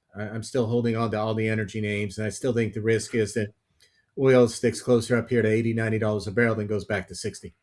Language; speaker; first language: English; native; English